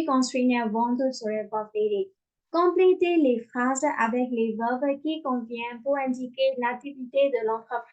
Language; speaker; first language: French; non-native, fluent; Burmese